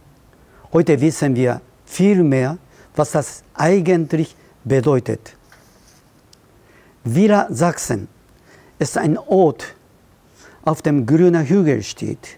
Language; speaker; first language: German; non-native, fluent; Japanese